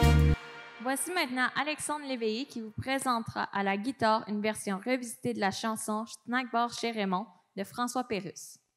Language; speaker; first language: French; native; French